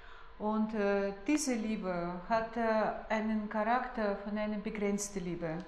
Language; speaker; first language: German; non-native, fluent; Russian